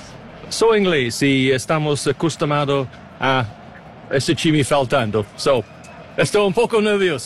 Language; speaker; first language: Portuguese; non-native, learner; English